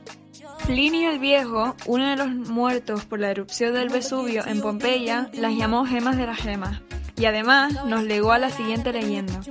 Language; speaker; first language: Spanish; native; Spanish